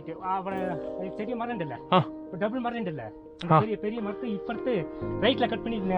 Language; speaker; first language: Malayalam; non-native, learner; Tamil